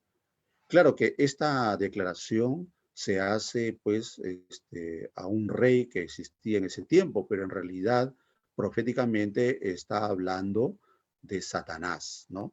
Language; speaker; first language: Spanish; native; Spanish